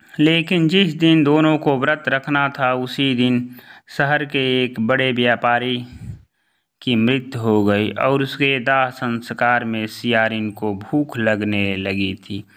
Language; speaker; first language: Hindi; native; Hindi